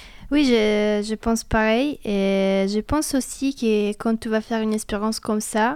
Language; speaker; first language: French; non-native, fluent; Italian